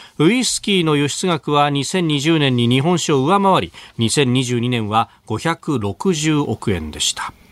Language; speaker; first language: Japanese; native; Japanese